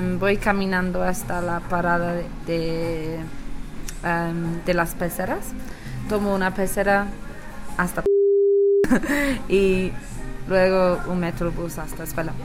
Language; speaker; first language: Spanish; non-native, learner; English